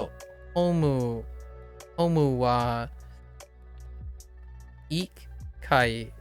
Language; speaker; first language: Japanese; non-native, learner; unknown